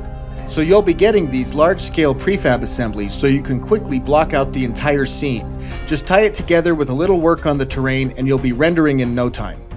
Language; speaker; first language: English; native; English